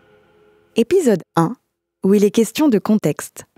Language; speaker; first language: French; native; French